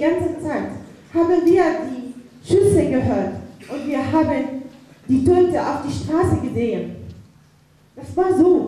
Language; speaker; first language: German; non-native, learner; Arabic